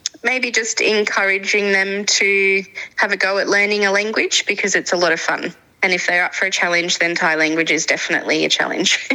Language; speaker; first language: English; native; English